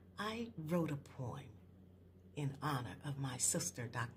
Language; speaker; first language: English; native; English